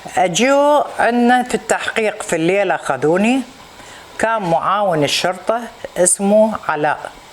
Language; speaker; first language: Arabic; native; Arabic